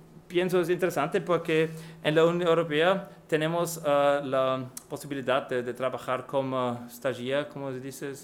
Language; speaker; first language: Spanish; non-native, fluent; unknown